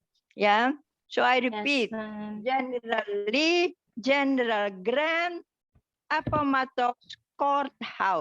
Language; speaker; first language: English; non-native, fluent; Indonesian